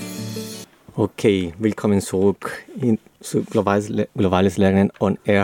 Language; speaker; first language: German; non-native, learner; Spanish